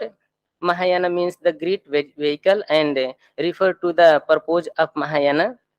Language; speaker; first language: English; non-native, fluent; Thai